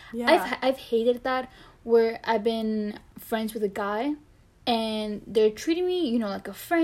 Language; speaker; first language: English; non-native, fluent; Spanish